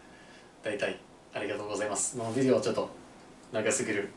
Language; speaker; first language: Japanese; non-native, learner; English